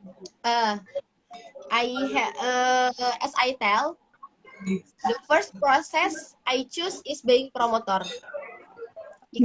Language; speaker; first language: English; non-native, learner; Indonesian